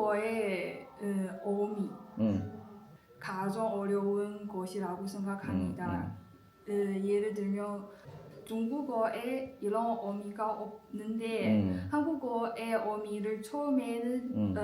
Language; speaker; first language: Korean; non-native, learner; Chinese